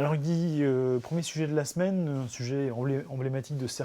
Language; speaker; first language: French; native; French